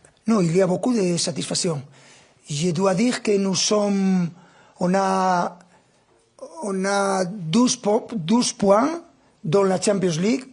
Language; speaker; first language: French; non-native, fluent; Spanish